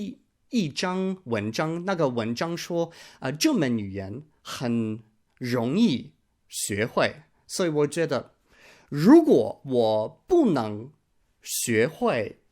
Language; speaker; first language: Chinese; non-native, learner; English